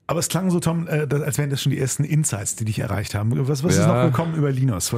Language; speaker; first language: German; native; German